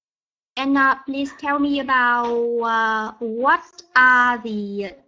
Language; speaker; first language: English; non-native, learner; Vietnamese